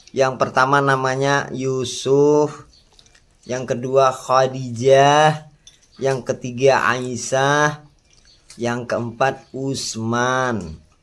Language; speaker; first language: Indonesian; non-native, local second language; Minangkabau